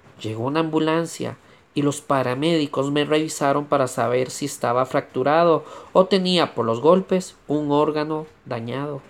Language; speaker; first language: Spanish; native; Spanish